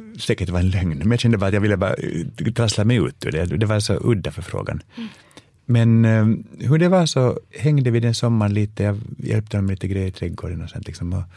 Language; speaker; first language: Swedish; native; Swedish